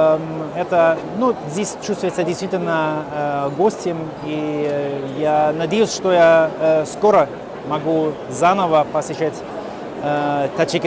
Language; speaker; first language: Russian; non-native, fluent; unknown